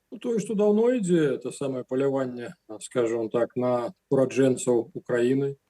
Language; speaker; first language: Belarusian; non-native, local second language; Russian